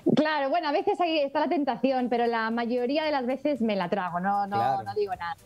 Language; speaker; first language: Spanish; native; Spanish